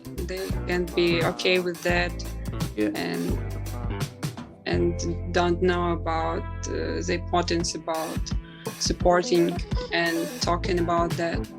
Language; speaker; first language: English; non-native, learner; Ukrainian